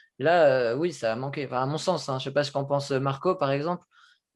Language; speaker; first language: French; native; French